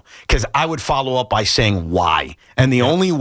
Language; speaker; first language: English; native; English